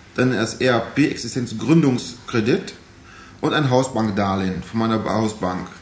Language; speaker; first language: German; native; German